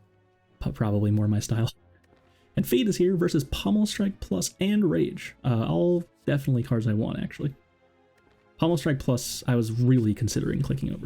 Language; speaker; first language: English; native; English